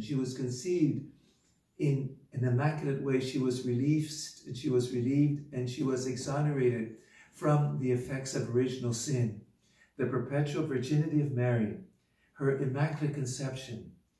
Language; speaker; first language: English; native; English